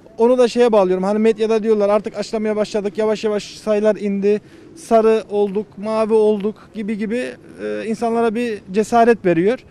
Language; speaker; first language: Turkish; early bilingual, heritage; Turkish